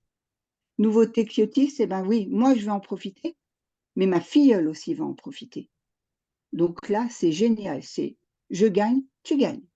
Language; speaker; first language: French; native; French